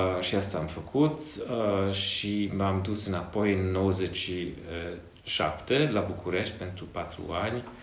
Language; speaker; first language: Romanian; non-native, fluent; Hungarian